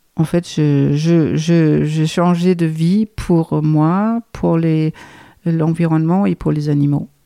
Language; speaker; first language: French; non-native, fluent; Danish